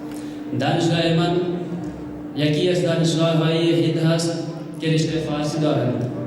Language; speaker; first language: Persian; non-native, learner; Hindi